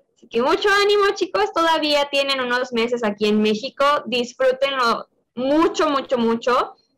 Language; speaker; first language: Spanish; native; Spanish